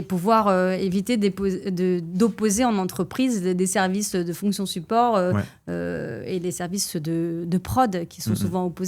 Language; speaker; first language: French; native; French